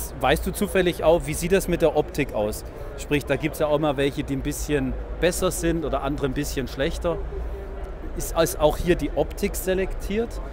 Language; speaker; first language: German; native; German